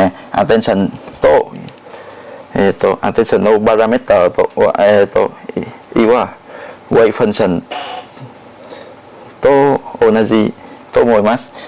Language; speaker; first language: Japanese; non-native, learner; Thai